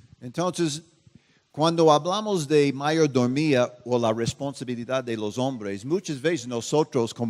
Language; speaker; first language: Spanish; non-native, fluent; English